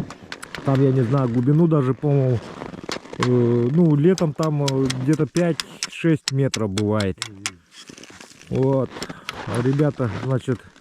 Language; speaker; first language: Russian; native; Russian